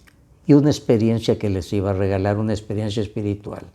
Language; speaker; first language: Spanish; native; Spanish